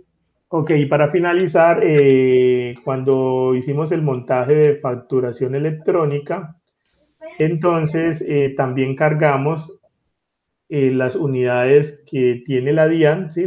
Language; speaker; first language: Spanish; native; Spanish